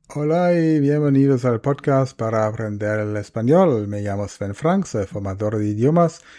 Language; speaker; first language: Spanish; non-native, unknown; German